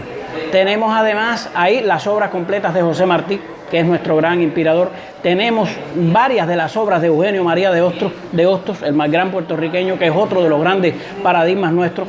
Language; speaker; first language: Spanish; native; Spanish